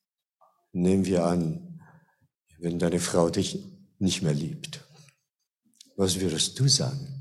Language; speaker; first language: German; non-native, fluent; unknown